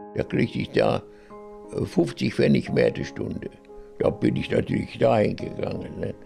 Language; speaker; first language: German; native; German